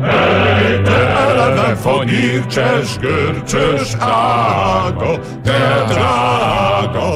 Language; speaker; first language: Hungarian; native; Hungarian